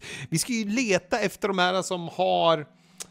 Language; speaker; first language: Swedish; native; Swedish